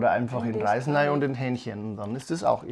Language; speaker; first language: German; native; German